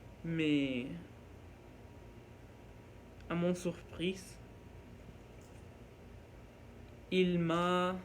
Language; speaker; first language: French; non-native, learner; Norwegian